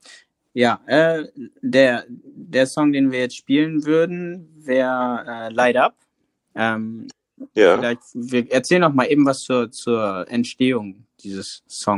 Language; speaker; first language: German; native; German